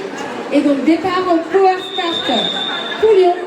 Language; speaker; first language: French; native; French